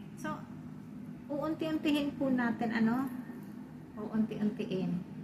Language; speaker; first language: Filipino; native; Filipino